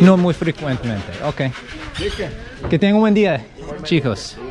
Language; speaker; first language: Spanish; non-native, learner; English